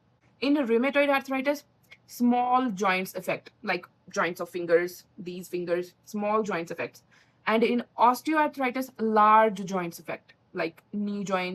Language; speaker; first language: English; non-native, local second language; Punjabi